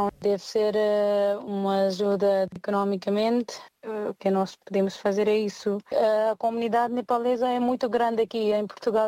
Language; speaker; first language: Portuguese; non-native, fluent; Nepali